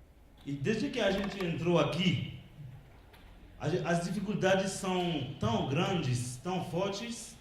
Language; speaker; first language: Portuguese; non-native, local second language; Haitian Creole